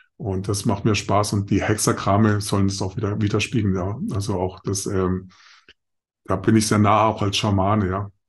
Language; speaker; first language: German; non-native, fluent; Spanish